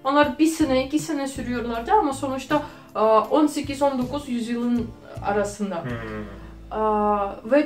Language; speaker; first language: Turkish; non-native, fluent; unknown